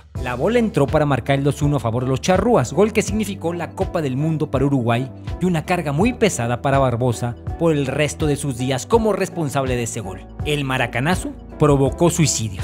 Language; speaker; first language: Spanish; native; Spanish